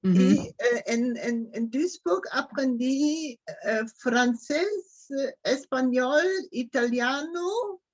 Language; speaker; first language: Spanish; non-native, learner; German